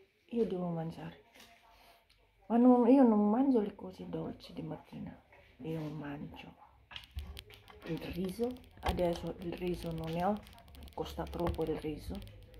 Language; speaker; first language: Italian; non-native, fluent; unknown